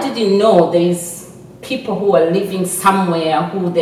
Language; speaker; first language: English; non-native, local second language; Swahili